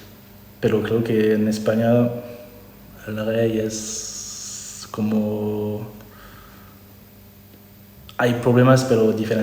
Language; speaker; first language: Spanish; non-native, learner; French